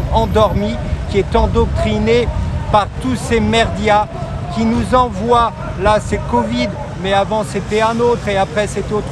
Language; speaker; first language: French; native; French